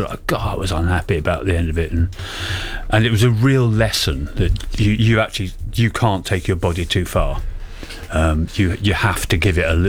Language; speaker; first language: English; native; English